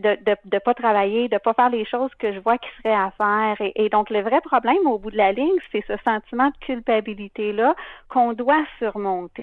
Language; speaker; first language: French; native; French